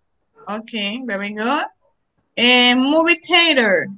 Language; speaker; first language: English; non-native, learner; Spanish